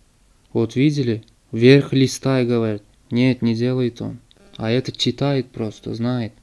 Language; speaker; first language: Russian; non-native, learner; Turkmen